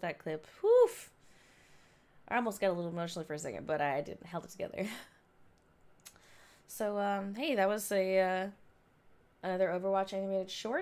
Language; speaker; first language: English; native; English